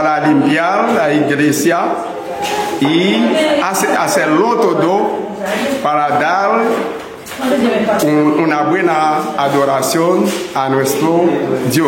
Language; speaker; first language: Spanish; non-native, learner; Haitian Creole